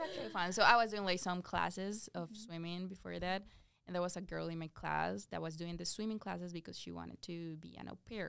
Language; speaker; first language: English; non-native, fluent; Spanish